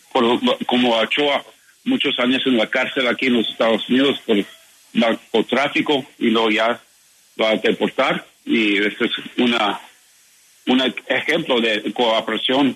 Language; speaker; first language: Spanish; non-native, learner; English